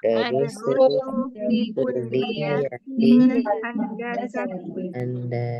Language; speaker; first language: Arabic; non-native, learner; Indonesian